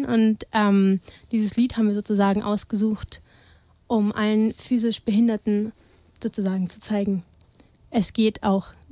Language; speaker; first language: German; native; German